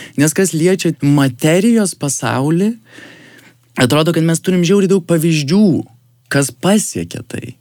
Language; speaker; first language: Lithuanian; native; Lithuanian